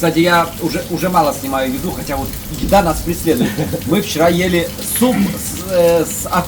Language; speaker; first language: Russian; native; Russian